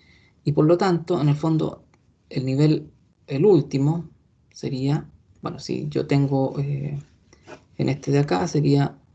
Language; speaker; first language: Spanish; native; Spanish